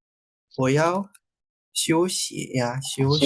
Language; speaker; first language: Chinese; non-native, fluent; Indonesian